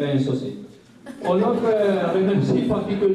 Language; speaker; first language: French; non-native, learner; Italian